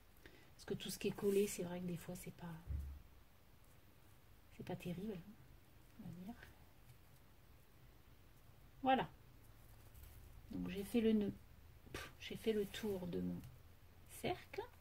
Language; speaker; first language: French; native; French